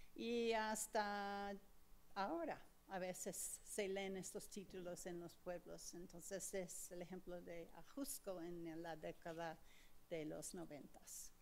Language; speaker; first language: Spanish; non-native, fluent; English